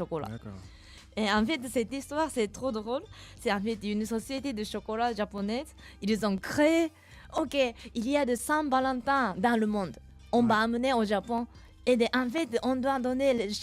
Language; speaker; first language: French; non-native, fluent; Japanese